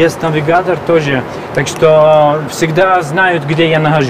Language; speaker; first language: Russian; non-native, fluent; Hungarian